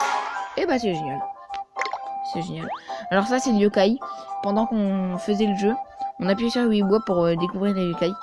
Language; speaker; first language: French; native; French